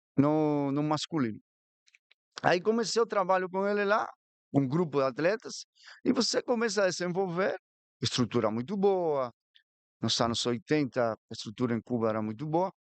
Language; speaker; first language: Portuguese; non-native, fluent; Spanish